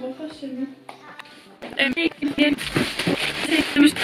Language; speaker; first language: Danish; native; Danish